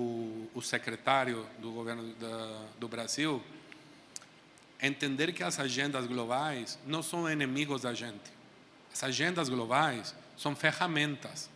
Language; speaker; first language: Portuguese; non-native, fluent; Spanish